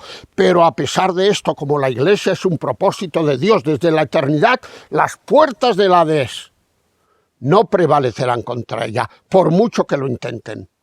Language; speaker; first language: Spanish; native; Spanish